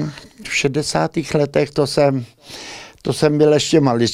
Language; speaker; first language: Czech; early bilingual, heritage; Czech